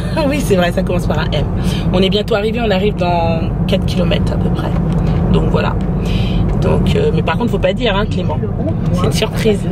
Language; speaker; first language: French; native; French